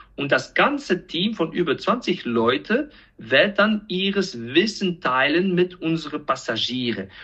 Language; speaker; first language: German; non-native, fluent; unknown